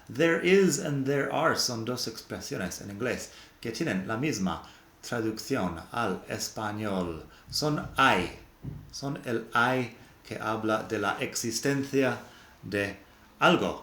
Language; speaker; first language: Spanish; non-native, fluent; English